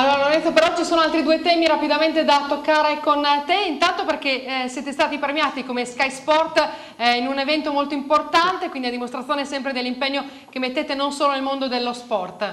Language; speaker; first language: Italian; native; Italian